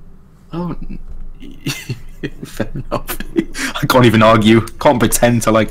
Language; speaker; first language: English; native; English